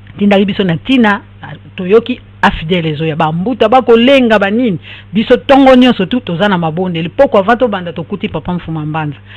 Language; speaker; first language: Lingala; non-native, local second language; Kongo